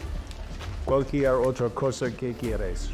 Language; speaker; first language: Spanish; non-native, learner; English